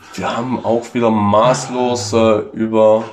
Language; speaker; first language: German; native; German